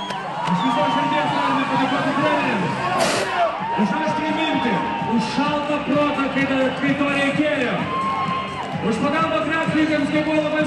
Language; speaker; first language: Lithuanian; native; Lithuanian